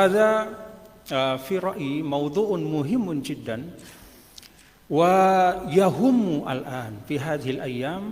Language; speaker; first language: Arabic; non-native, fluent; Indonesian